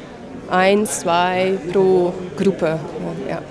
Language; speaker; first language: German; non-native, learner; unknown